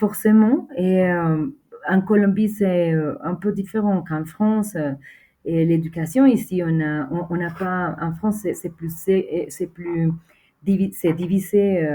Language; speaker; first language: French; non-native, fluent; Spanish